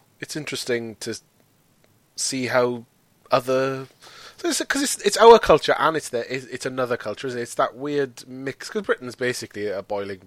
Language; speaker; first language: English; native; English